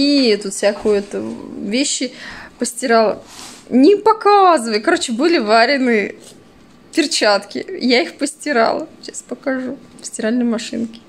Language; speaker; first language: Russian; native; Russian